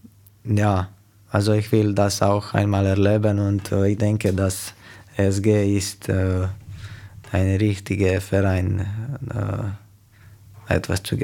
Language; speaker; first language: German; non-native, fluent; Slovenian